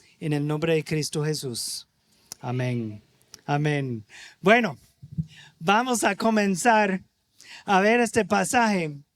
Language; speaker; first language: Spanish; non-native, fluent; English